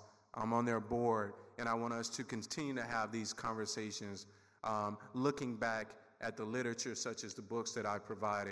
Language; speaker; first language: English; native; English